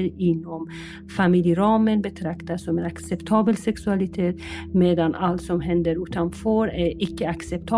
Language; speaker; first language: Swedish; non-native, fluent; Persian